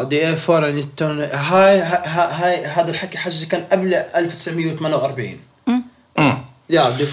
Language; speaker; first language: Swedish; non-native, local second language; Arabic